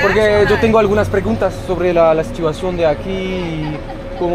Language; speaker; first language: Spanish; non-native, learner; French